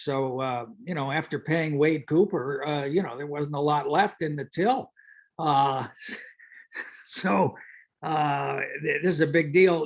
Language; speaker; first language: English; native; English